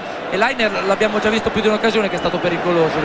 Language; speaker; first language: Italian; native; Italian